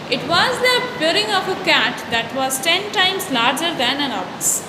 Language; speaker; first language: English; non-native, local second language; Hindi